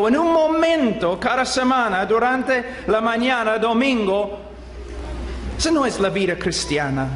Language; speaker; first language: Spanish; non-native, fluent; English